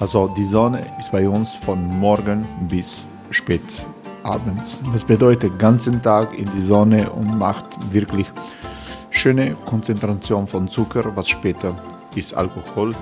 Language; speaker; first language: German; non-native, learner; Croatian